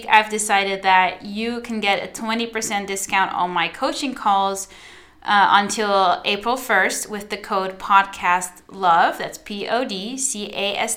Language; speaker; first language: English; non-native, fluent; Dutch